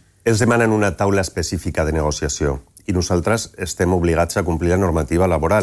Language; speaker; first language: Catalan; native; Catalan